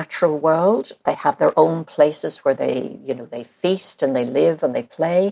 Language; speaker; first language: English; native; English